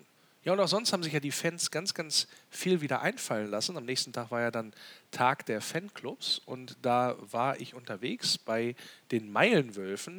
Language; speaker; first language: German; native; German